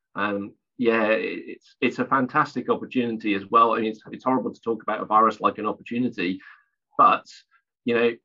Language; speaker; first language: English; native; English